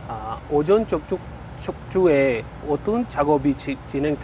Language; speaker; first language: Korean; non-native, learner; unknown